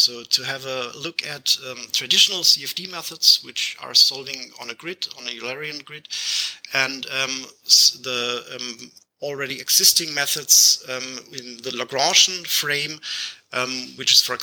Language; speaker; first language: English; non-native, fluent; German